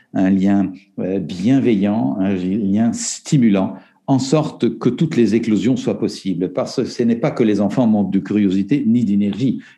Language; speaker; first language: French; native; French